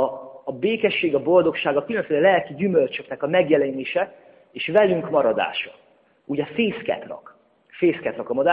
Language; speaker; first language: Hungarian; native; Hungarian